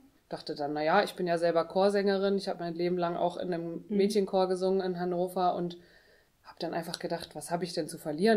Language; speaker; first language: German; native; German